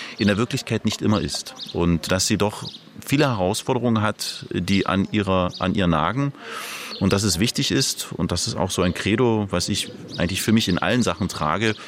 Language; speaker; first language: German; non-native, local second language; Upper Sorbian